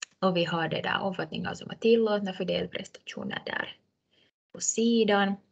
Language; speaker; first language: Swedish; native; Swedish